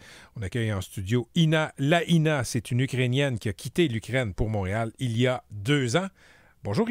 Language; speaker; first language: French; native; French